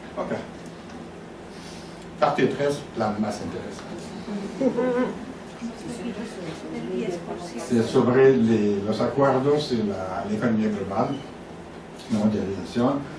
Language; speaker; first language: Spanish; non-native, learner; French